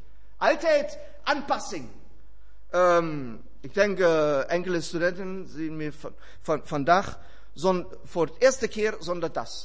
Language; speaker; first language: Dutch; non-native, fluent; German